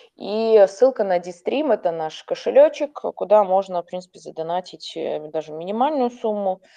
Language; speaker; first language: Russian; non-native, local second language; Belarusian